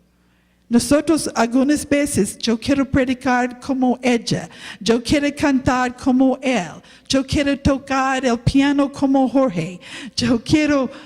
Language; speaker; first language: Spanish; non-native, learner; English